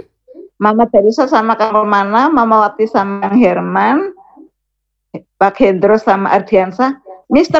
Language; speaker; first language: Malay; non-native, local second language; Javanese